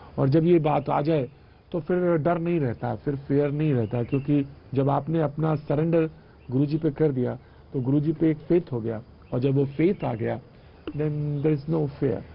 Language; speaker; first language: Hindi; native; Hindi